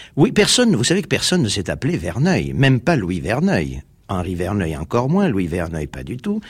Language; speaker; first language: French; early bilingual, other home language; Armenian